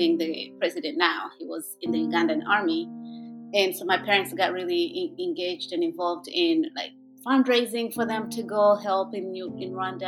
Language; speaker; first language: English; non-native, local second language; Kinyarwanda